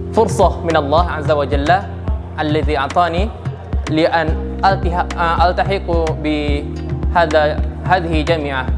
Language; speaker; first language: Arabic; non-native, learner; Indonesian